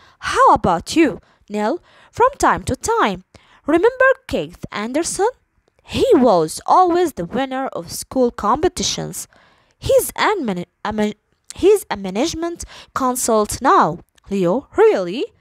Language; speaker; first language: English; non-native, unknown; Arabic